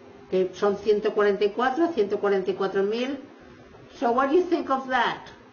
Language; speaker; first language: English; non-native, fluent; Spanish